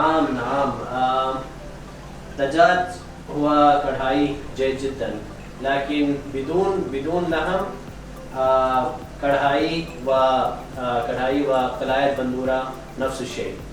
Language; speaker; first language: Arabic; non-native, learner; Urdu